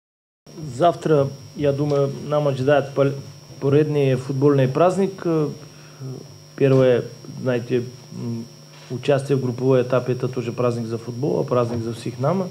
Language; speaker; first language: Russian; non-native, learner; Bulgarian